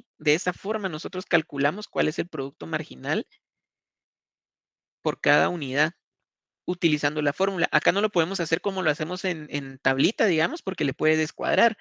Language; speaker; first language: Spanish; native; Spanish